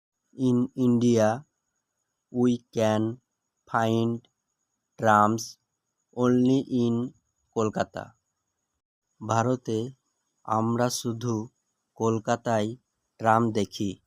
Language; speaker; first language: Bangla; native; Bangla